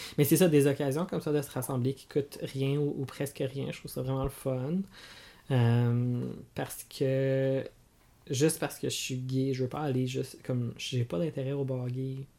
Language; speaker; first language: French; native; French